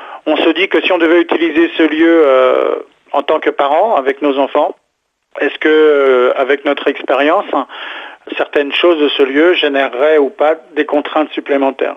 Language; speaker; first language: French; native; French